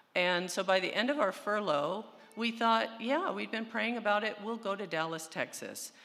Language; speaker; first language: English; early bilingual, other home language; Spanish